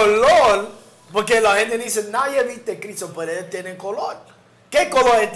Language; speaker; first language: Spanish; non-native, learner; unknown